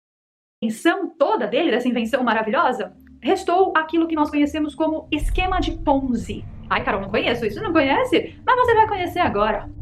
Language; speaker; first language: Portuguese; native; Portuguese